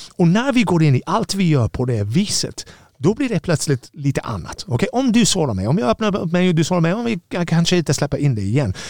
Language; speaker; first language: Swedish; non-native, fluent; English